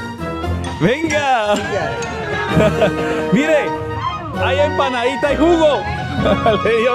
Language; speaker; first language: Spanish; native; Spanish